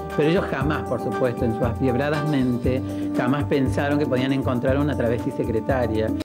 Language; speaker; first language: Spanish; native; Spanish